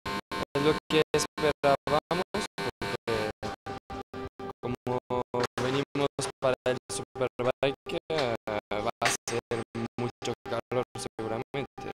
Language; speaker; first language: Spanish; non-native, fluent; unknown